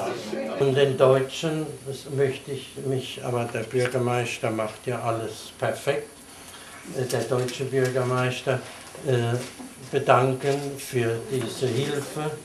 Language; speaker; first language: German; non-native, learner; French